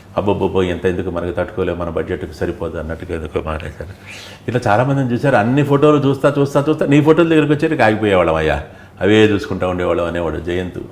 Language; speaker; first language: Telugu; native; Telugu